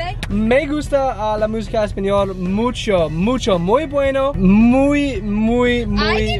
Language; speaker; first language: Spanish; non-native, learner; English